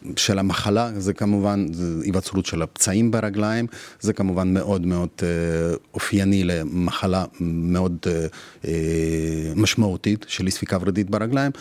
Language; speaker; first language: Hebrew; non-native, fluent; Russian